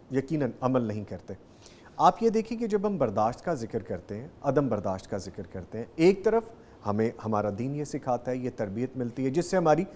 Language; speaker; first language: Urdu; native; Urdu